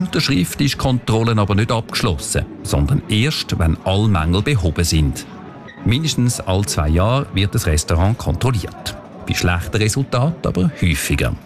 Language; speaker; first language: German; native; German